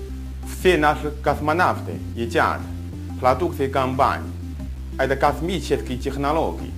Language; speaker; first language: Russian; non-native, learner; Chinese